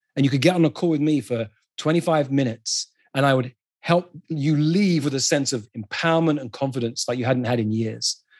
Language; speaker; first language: English; native; English